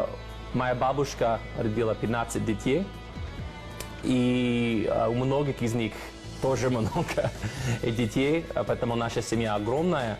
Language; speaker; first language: Russian; non-native, fluent; English